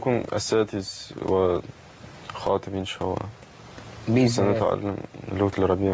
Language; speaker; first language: Arabic; non-native, learner; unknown